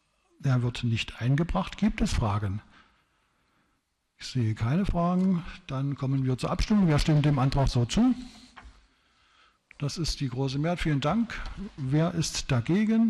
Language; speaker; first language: German; native; German